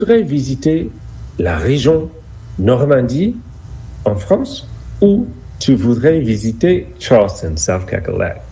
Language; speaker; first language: French; non-native, fluent; English